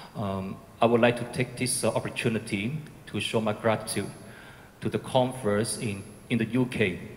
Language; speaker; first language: English; non-native, fluent; Chinese